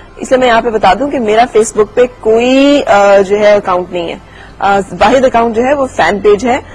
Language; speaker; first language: Urdu; native; Urdu